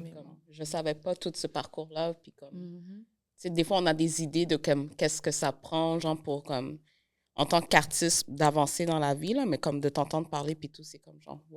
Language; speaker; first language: French; native; French